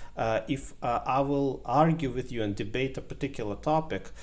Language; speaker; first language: English; non-native, fluent; Ukrainian